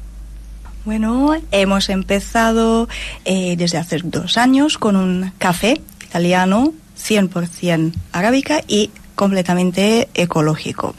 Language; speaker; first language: Spanish; non-native, fluent; Italian